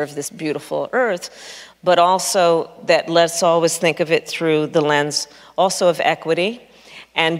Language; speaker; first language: English; native; English